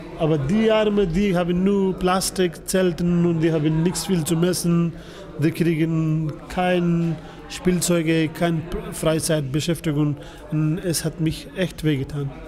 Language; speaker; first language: German; non-native, fluent; Persian